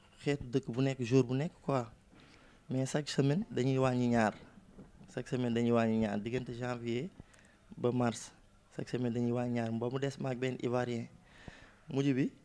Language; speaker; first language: Wolof; native; Wolof